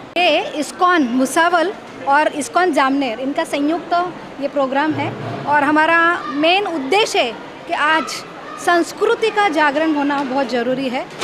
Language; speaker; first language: Hindi; non-native, local second language; Marathi